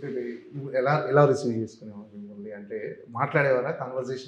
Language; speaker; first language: Telugu; native; Telugu